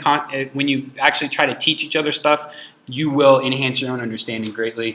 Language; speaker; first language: English; native; English